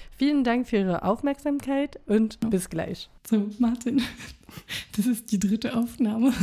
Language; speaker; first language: German; non-native, fluent; French